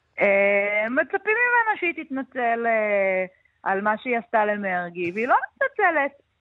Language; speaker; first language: Hebrew; native; Hebrew